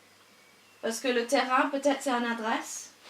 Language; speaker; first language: French; non-native, learner; English